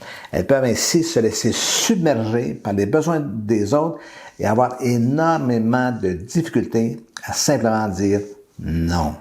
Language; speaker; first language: French; native; French